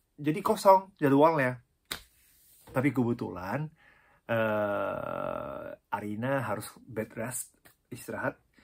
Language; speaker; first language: Indonesian; non-native, fluent; Japanese